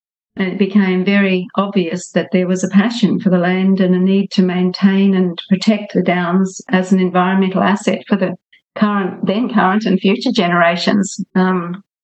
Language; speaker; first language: English; native; English